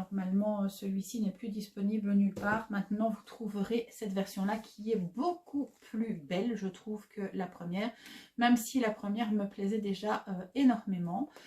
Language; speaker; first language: French; native; French